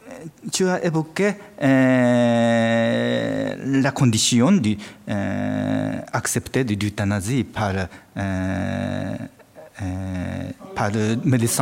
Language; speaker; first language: French; non-native, fluent; Japanese